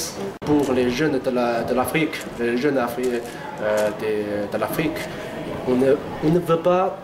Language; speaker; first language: French; non-native, fluent; Chinese